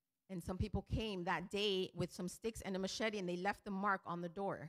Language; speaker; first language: English; early bilingual, other home language; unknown